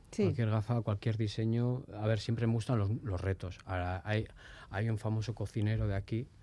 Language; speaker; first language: Spanish; native; Spanish